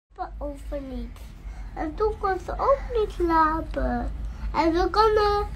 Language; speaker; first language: Portuguese; early bilingual, heritage; Dutch